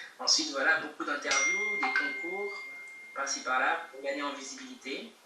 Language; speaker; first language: French; native; French